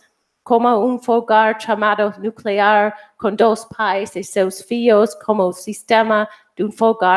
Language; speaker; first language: Galician; non-native, fluent; English